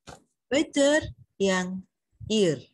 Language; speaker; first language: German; non-native, learner; Indonesian